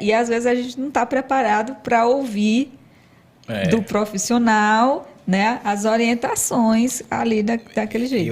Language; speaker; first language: Portuguese; native; Portuguese